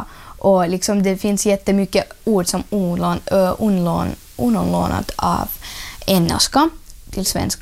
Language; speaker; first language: Swedish; non-native, learner; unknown